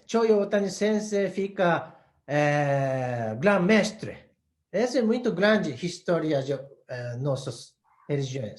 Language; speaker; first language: Portuguese; non-native, learner; Japanese